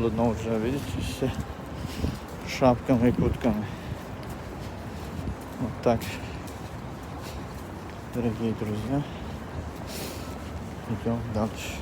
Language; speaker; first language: Russian; non-native, fluent; Tajik